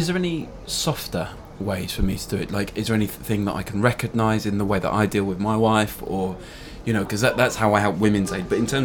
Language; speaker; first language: English; native; English